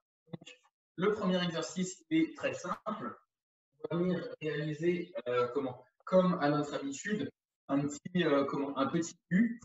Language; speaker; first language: French; native; French